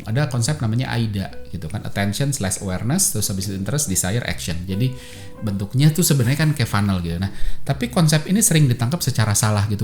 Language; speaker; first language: Indonesian; native; Indonesian